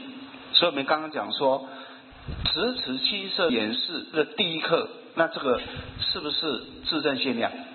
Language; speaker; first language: Chinese; native; Chinese